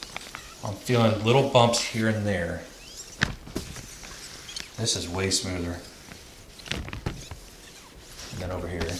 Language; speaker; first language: English; native; English